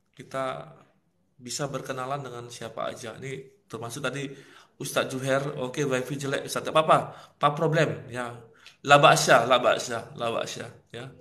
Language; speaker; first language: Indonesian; native; Indonesian